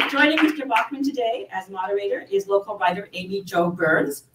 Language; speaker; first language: English; native; English